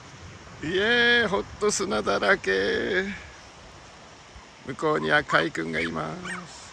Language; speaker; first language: Japanese; native; Japanese